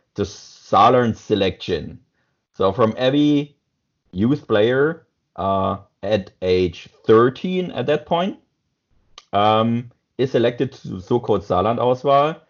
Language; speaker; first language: English; non-native, fluent; German